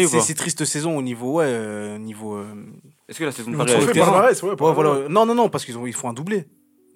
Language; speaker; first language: French; native; French